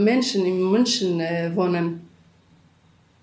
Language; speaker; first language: German; non-native, learner; Central Kurdish